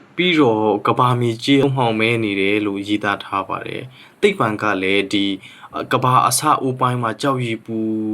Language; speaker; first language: Burmese; non-native, local second language; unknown